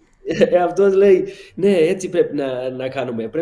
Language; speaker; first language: Greek; non-native, learner; Portuguese